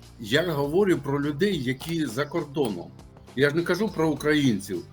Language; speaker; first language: Ukrainian; non-native, local second language; Russian